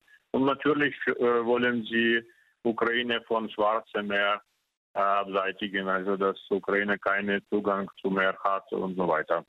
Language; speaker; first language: German; non-native, fluent; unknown